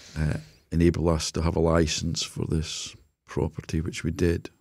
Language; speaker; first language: English; native; English